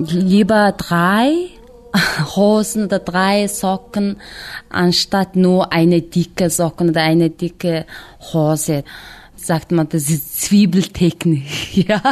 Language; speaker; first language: German; non-native, fluent; Mongolian